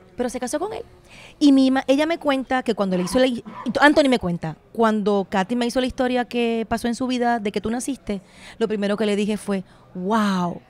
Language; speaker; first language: Spanish; native; Spanish